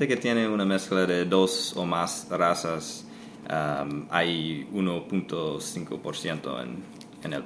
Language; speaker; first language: Spanish; non-native, fluent; English